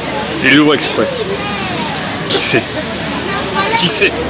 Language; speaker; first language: French; native; French